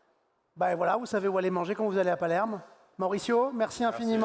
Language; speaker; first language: French; native; French